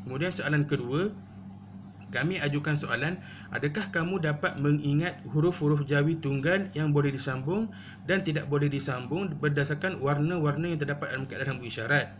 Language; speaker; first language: Malay; native; Malay